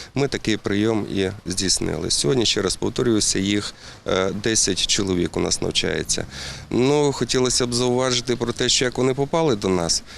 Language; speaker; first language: Ukrainian; native; Ukrainian